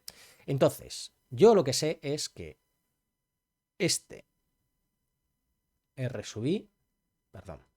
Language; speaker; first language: Spanish; native; Spanish